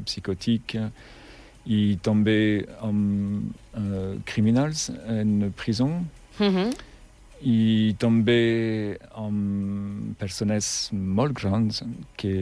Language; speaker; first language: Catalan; non-native, learner; French